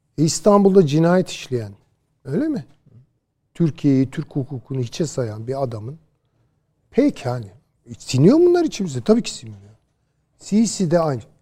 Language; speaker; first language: Turkish; native; Turkish